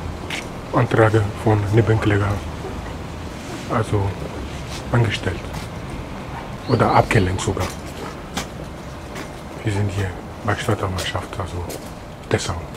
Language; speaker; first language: German; non-native, learner; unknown